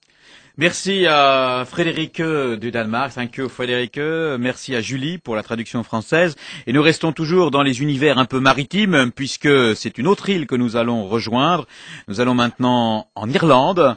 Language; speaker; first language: French; native; French